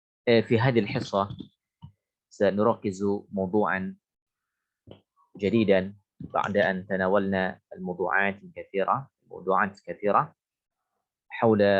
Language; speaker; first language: Arabic; non-native, fluent; Indonesian